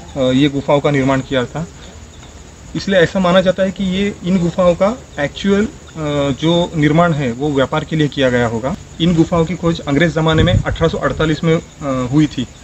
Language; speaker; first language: Hindi; non-native, local second language; Marathi